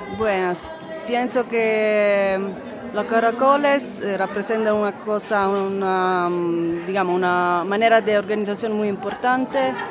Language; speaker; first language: Spanish; non-native, fluent; Italian